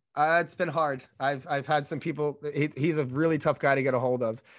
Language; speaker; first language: English; native; English